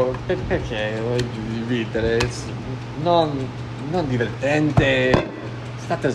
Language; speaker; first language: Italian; non-native, learner; English